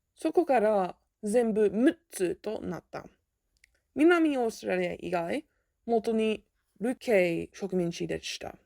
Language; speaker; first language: Japanese; non-native, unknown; English